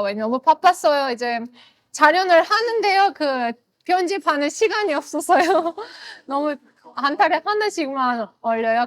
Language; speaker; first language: Korean; non-native, learner; Azerbaijani